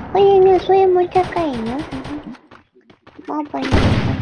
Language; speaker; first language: Spanish; native; Spanish